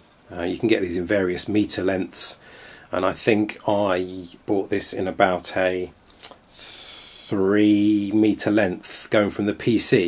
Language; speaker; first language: English; native; English